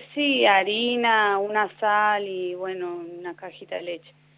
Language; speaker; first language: Spanish; native; Spanish